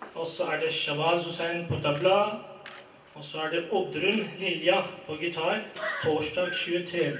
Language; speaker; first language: Norwegian; early bilingual, other home language; Urdu